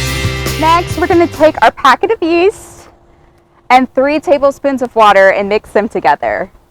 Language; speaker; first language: English; native; English